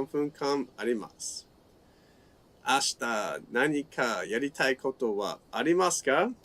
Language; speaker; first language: Japanese; non-native, fluent; English